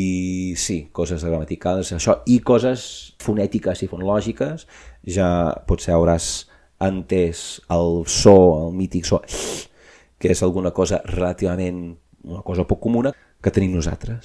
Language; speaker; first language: Catalan; non-native, fluent; English